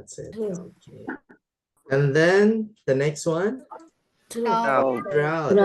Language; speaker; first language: English; non-native, fluent; Indonesian